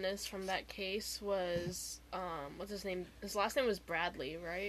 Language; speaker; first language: English; native; English